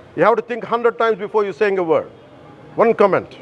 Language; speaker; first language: English; non-native, local second language; Telugu